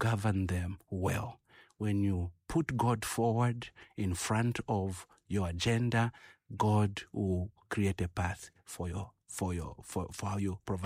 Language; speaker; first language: English; non-native, local second language; Bemba